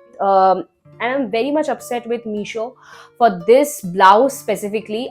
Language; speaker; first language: English; non-native, local second language; Bangla